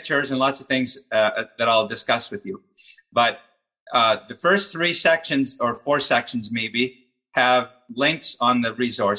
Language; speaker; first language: English; native; English